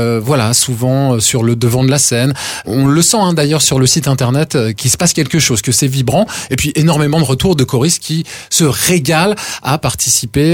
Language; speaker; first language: French; native; French